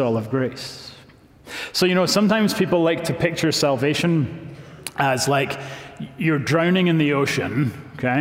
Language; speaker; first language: English; native; English